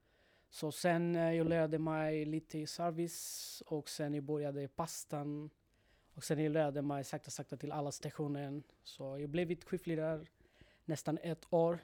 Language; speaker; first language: Swedish; non-native, learner; Bangla